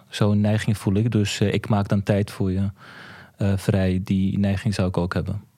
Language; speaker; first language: Dutch; early bilingual, other home language; Turkish